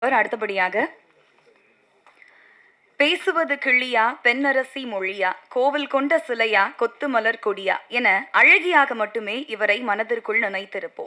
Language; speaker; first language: Tamil; native; Tamil